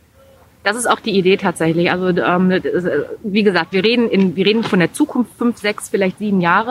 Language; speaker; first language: German; native; German